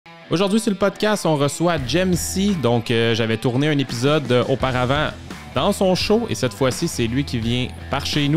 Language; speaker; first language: French; native; French